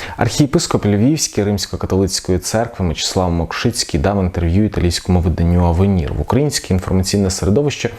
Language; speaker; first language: Ukrainian; non-native, local second language; Russian